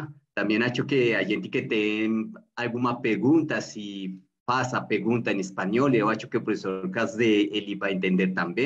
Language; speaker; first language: Portuguese; non-native, learner; Spanish